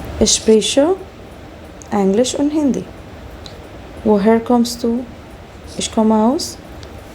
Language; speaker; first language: German; non-native, learner; Hindi